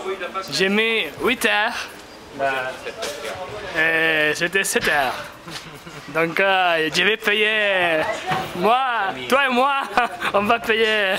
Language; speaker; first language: French; non-native, learner; Spanish